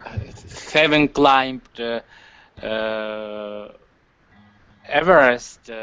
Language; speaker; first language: English; non-native, learner; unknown